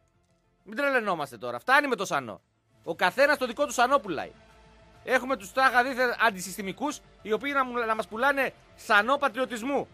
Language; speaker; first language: Greek; native; Greek